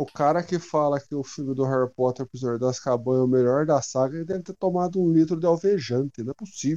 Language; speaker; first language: Portuguese; native; Portuguese